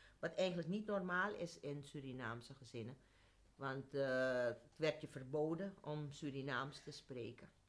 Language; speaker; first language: Dutch; native; Dutch